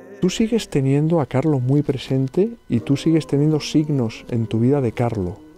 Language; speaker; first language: Spanish; native; Spanish